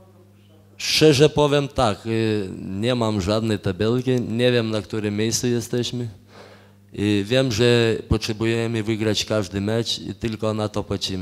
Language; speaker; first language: Polish; non-native, fluent; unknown